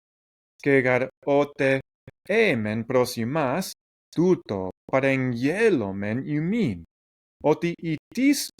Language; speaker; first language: Greek; non-native, fluent; English